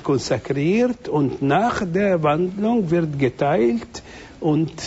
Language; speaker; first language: German; non-native, fluent; Arabic